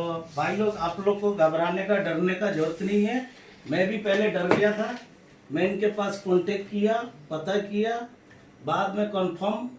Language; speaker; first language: Hindi; non-native, local second language; Bhojpuri